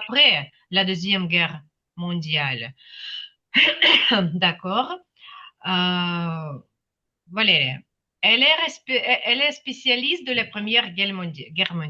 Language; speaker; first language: French; non-native, fluent; Ukrainian